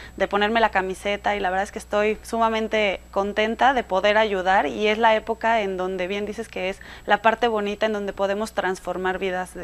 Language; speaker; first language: Spanish; native; Spanish